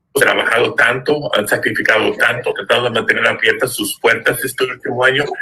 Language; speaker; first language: Spanish; early bilingual, other home language; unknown